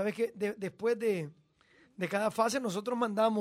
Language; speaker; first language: Spanish; native; Spanish